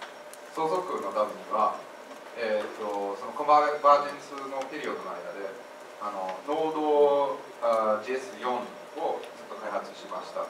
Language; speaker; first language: Japanese; non-native, fluent; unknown